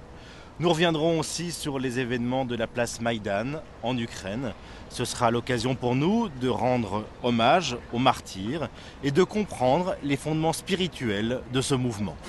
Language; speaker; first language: French; native; French